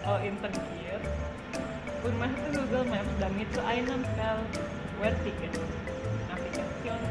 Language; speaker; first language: German; non-native, learner; Indonesian